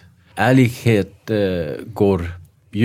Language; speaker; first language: Swedish; non-native, fluent; Danish